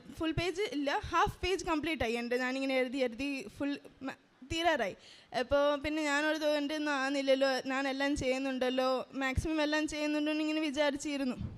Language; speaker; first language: Malayalam; early bilingual, heritage; Malayalam